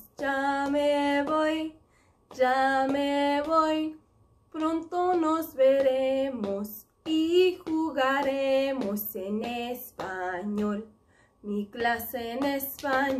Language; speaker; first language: Spanish; non-native, fluent; English